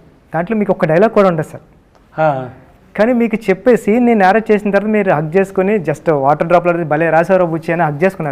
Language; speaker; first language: Telugu; native; Telugu